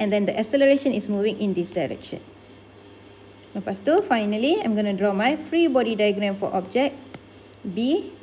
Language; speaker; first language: English; non-native, local second language; Malay